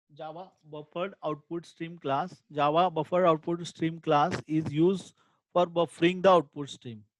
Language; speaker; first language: English; non-native, local second language; Marathi